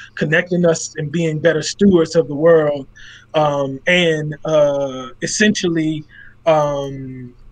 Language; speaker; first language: English; native; English